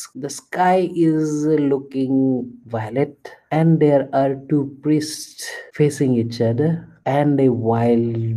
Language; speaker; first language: English; non-native, local second language; Assamese